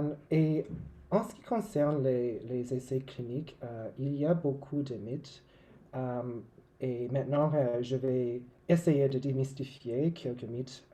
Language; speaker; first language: French; non-native, local second language; English